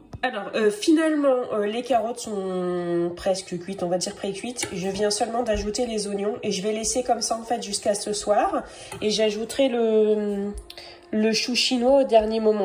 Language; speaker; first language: French; native; French